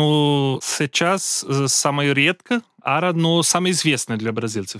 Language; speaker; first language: Russian; non-native, learner; Portuguese